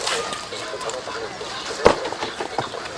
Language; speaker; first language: French; native; French